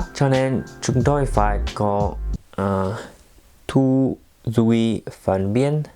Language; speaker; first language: Vietnamese; non-native, learner; French